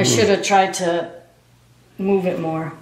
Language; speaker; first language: English; native; English